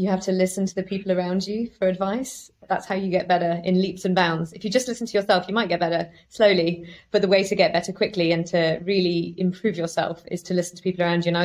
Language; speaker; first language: English; native; English